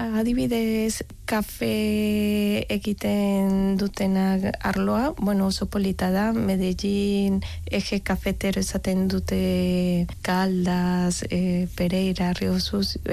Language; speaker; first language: Basque; non-native, learner; Spanish